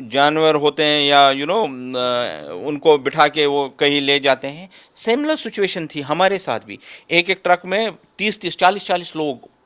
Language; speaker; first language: Hindi; native; Hindi